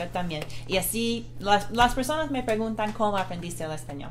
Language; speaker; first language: Spanish; non-native, fluent; English